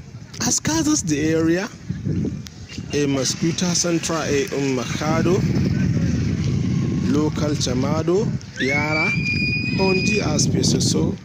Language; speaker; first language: Portuguese; non-native, learner; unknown